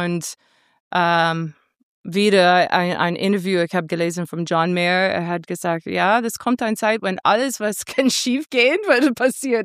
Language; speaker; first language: German; non-native, fluent; English